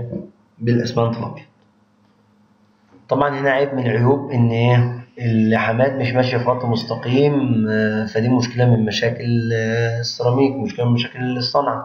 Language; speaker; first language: Arabic; native; Arabic